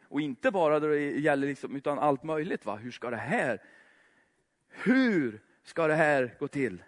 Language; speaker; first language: Swedish; native; Swedish